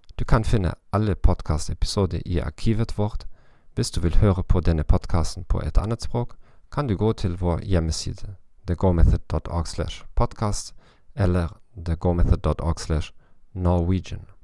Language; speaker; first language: Norwegian; non-native, learner; German